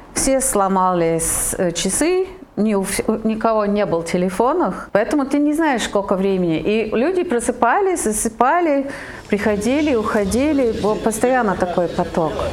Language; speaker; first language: Russian; non-native, fluent; Italian